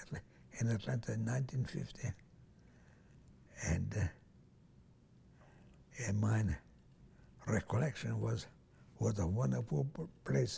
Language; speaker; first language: English; non-native, fluent; Romanian